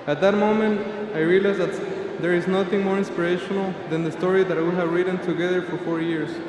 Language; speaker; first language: English; early bilingual, other home language; Spanish